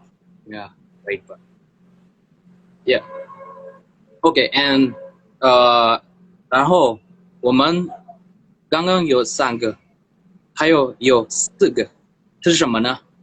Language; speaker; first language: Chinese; non-native, learner; Indonesian